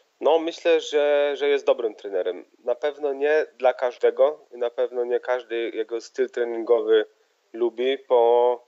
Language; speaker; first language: Polish; early bilingual, heritage; Polish